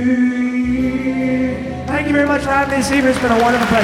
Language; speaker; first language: English; native; English